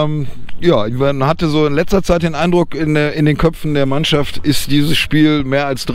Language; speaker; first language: German; native; German